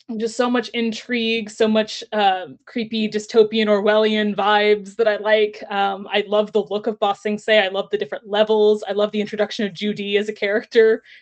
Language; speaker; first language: English; native; English